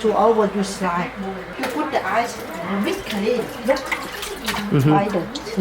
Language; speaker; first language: English; non-native, learner; Vietnamese